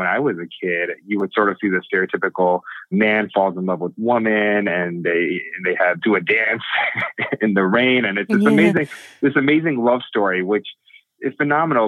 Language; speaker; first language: English; native; English